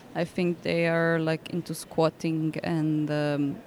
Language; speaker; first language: English; non-native, fluent; Croatian